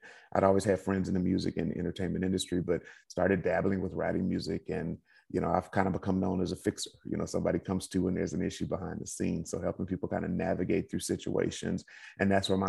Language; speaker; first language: English; native; English